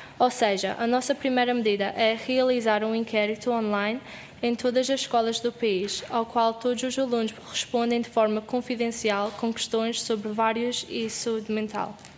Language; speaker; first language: Portuguese; non-native, learner; English